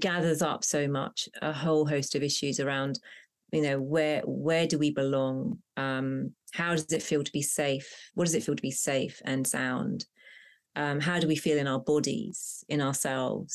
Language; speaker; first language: English; non-native, local second language; Punjabi